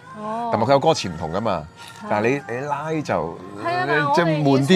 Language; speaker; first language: Cantonese; native; Cantonese